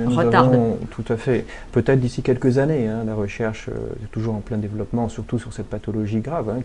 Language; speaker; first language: French; native; French